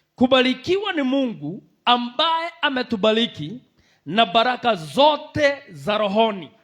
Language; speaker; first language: English; non-native, local second language; Swahili